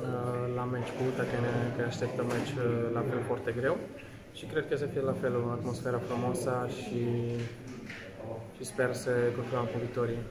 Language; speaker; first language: Romanian; non-native, fluent; Slovak